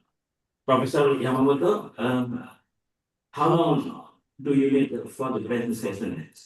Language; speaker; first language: English; non-native, fluent; Indonesian